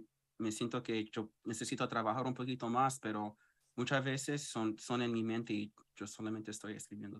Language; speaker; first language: Spanish; early bilingual, heritage; English